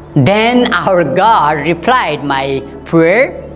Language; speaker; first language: English; non-native, local second language; Nepali